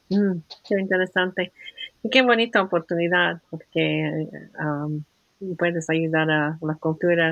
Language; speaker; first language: Spanish; early bilingual, heritage; Spanish